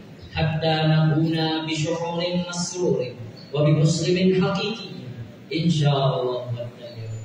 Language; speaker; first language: Arabic; non-native, learner; Indonesian